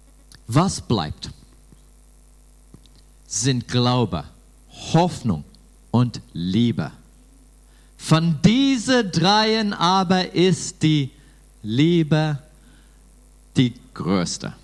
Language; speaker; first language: German; non-native, fluent; English